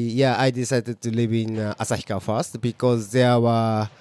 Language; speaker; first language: English; non-native, learner; Japanese